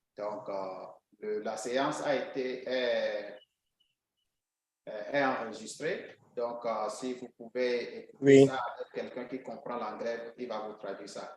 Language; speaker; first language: French; non-native, local second language; Ewe